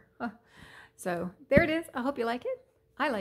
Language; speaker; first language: English; native; English